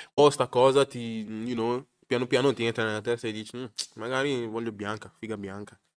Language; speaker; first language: Italian; early bilingual, other home language; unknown